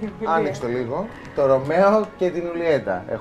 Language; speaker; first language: Greek; native; Greek